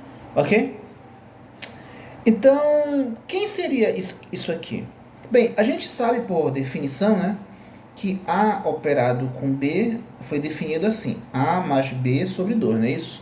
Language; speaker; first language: Portuguese; native; Portuguese